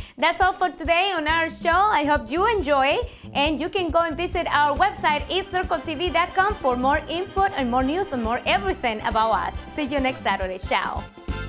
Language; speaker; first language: English; non-native, fluent; Spanish